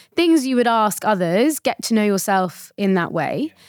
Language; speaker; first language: English; early bilingual, other home language; Swahili